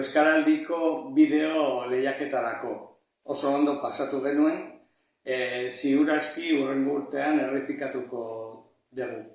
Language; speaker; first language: Basque; non-native, learner; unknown